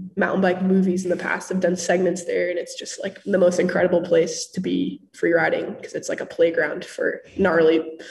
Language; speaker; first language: English; native; English